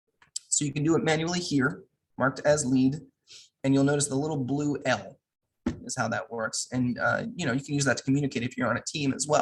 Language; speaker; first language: English; native; English